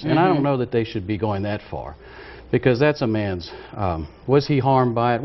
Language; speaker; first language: English; native; English